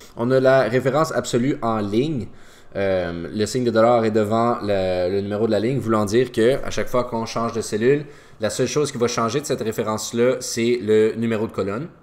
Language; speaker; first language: French; native; French